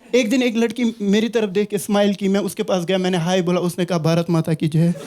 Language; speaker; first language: Hindi; non-native, local second language; Kashmiri